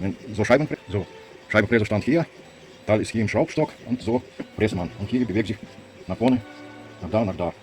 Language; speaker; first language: German; non-native, learner; Russian